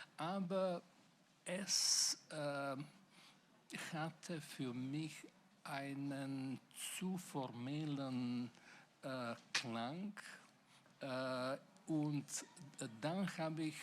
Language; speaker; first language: German; non-native, fluent; Slovenian